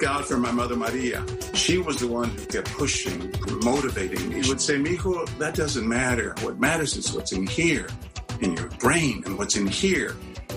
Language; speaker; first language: English; early bilingual, other home language; Spanish